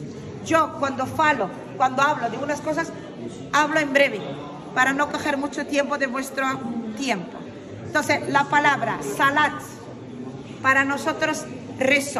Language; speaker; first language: Spanish; non-native, fluent; Arabic